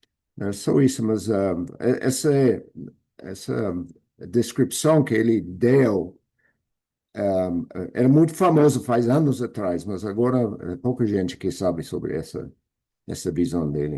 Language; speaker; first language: Portuguese; non-native, fluent; English